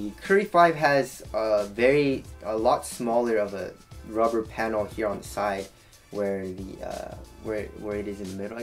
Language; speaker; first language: English; native; English